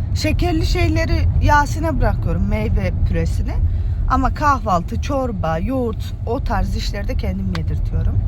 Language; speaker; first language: Turkish; native; Turkish